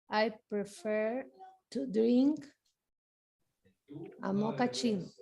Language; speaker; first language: English; non-native, learner; Spanish